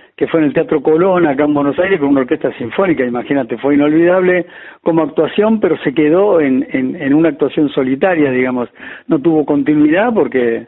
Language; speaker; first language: Spanish; native; Spanish